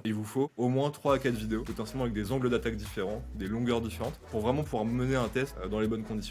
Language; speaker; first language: French; native; French